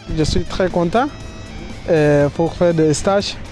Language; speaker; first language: French; non-native, learner; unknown